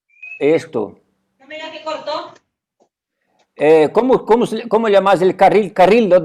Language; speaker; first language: Spanish; non-native, fluent; Portuguese